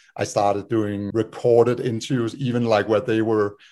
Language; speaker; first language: English; non-native, fluent; Danish